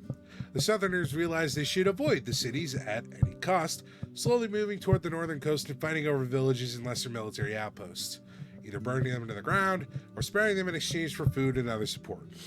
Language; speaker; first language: English; native; English